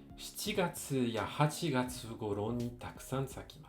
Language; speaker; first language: Japanese; non-native, fluent; French